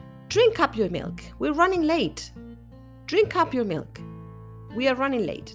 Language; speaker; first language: English; non-native, fluent; Spanish